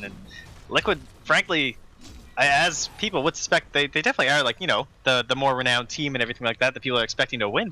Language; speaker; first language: English; native; English